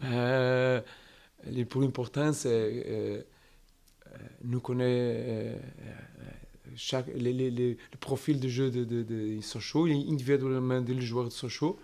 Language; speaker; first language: French; non-native, learner; Portuguese